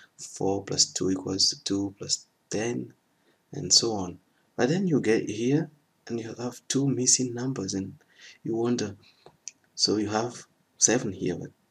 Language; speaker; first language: English; non-native, fluent; French